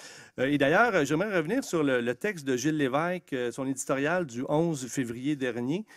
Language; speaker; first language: French; native; French